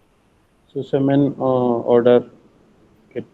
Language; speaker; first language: German; non-native, learner; Hindi